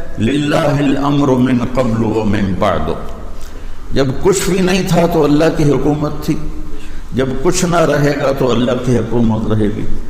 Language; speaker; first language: Urdu; non-native, local second language; Punjabi